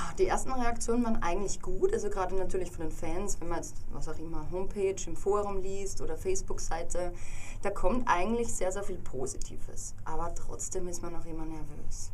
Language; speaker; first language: German; native; German